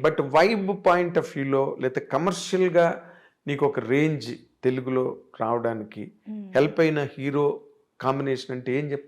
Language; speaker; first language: Telugu; native; Telugu